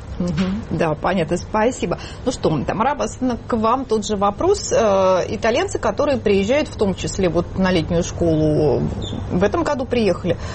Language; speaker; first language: Russian; native; Russian